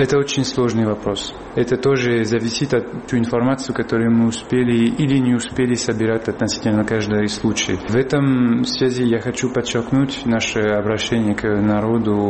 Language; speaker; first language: Russian; non-native, fluent; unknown